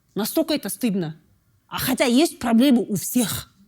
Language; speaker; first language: Russian; non-native, local second language; Kazakh